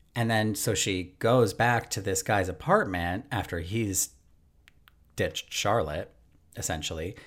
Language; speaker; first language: English; native; English